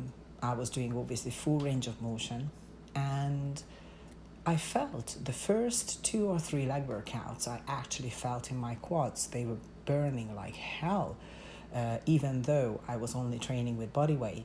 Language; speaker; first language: English; non-native, fluent; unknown